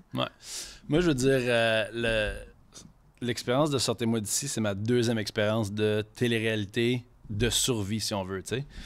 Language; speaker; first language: French; native; French